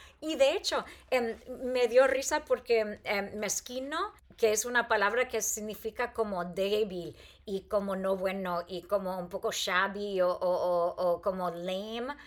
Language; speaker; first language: Spanish; non-native, fluent; English